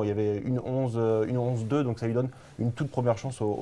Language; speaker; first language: French; native; French